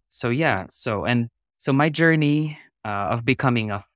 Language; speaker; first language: English; non-native, local second language; Filipino